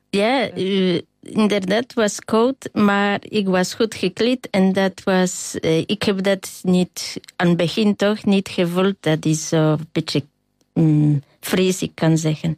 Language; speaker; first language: Dutch; non-native, learner; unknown